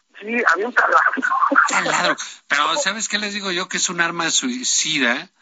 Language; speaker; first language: Spanish; native; Spanish